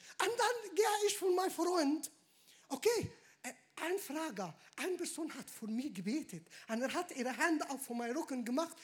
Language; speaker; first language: German; non-native, learner; Arabic